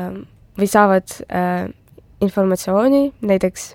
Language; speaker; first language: Estonian; non-native, local second language; Russian